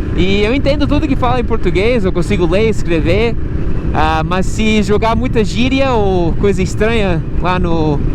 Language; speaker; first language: Portuguese; early bilingual, heritage; Portuguese